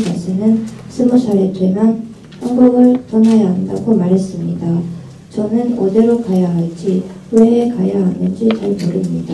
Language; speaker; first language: Korean; early bilingual, other home language; Russian